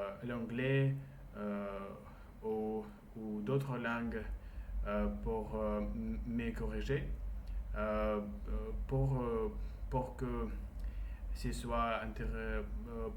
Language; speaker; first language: French; non-native, learner; Russian